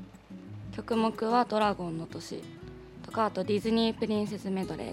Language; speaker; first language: Japanese; native; Japanese